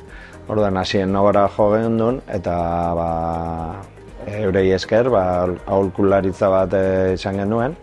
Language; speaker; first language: Basque; native; Basque